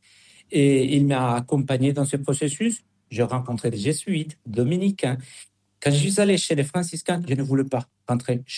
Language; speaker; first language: French; non-native, fluent; Spanish